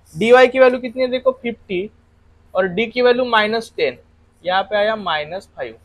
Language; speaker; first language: Hindi; non-native, local second language; Marathi